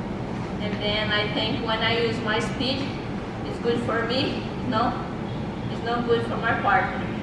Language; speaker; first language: English; non-native, learner; Portuguese